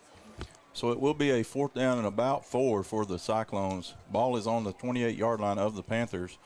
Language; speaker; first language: English; native; English